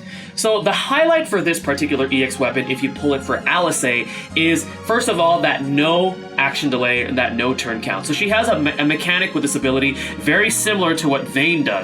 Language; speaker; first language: English; native; English